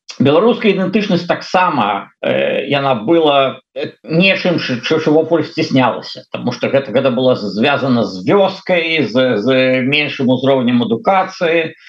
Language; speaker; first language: Belarusian; non-native, local second language; Russian